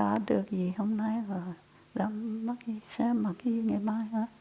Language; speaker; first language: Vietnamese; non-native, fluent; English